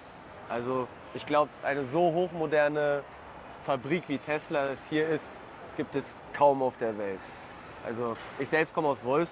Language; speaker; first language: German; native; German